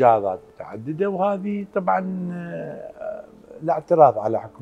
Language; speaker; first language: Arabic; native; Arabic